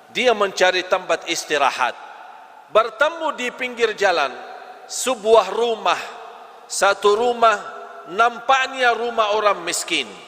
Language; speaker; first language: Malay; non-native, fluent; Arabic